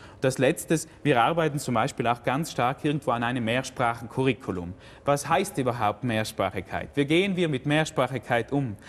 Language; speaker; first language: German; native; German